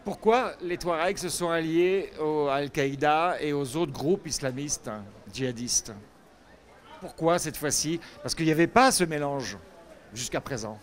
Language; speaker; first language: French; native; French